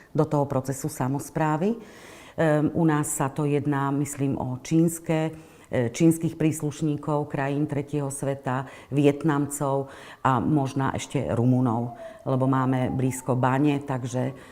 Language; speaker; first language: Slovak; native; Slovak